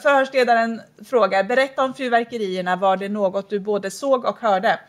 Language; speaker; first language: Swedish; native; Swedish